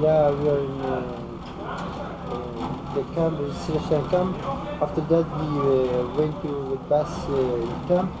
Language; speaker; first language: English; non-native, learner; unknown